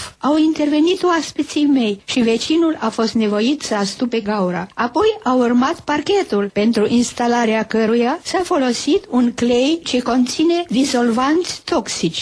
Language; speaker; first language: Romanian; native; Romanian